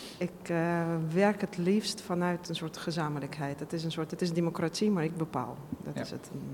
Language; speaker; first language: Dutch; non-native, fluent; Russian